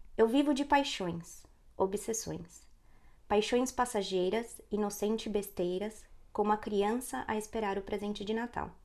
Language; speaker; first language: Portuguese; native; Portuguese